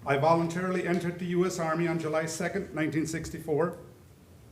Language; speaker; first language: English; early bilingual, other home language; German